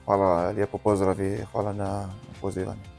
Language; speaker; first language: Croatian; non-native, learner; Arabic